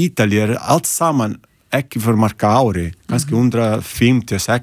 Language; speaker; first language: Icelandic; non-native, learner; Italian